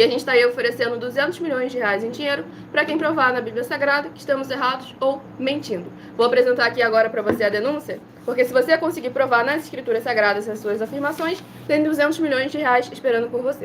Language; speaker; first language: Portuguese; native; Portuguese